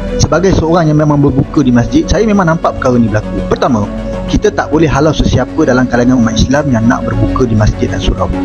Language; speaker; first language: Malay; native; Malay